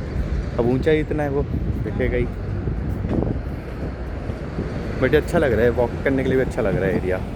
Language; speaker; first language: Hindi; native; Hindi